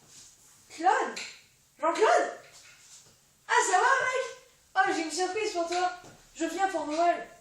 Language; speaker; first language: French; native; French